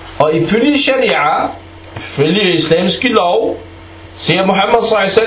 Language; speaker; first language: Danish; early bilingual, other home language; Arabic